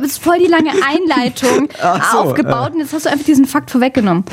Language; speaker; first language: German; native; German